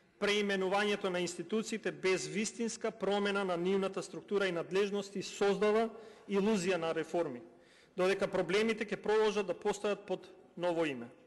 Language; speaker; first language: Macedonian; non-native, local second language; Albanian